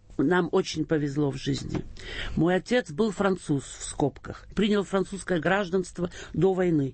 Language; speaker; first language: Russian; early bilingual, heritage; Russian